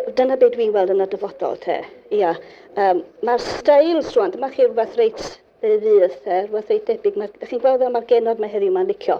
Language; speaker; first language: Welsh; native; Welsh